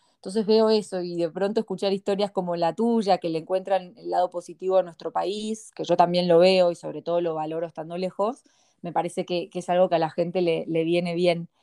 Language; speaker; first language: Spanish; native; Spanish